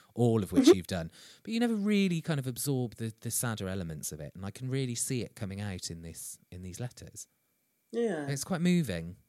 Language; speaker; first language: English; non-native, fluent; Swedish